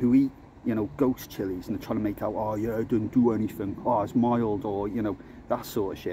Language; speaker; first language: English; native; English